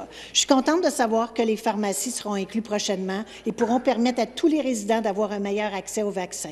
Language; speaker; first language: French; native; French